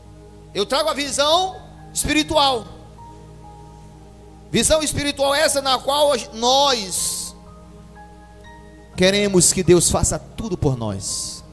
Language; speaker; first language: Portuguese; native; Portuguese